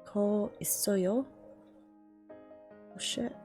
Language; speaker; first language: Korean; non-native, learner; English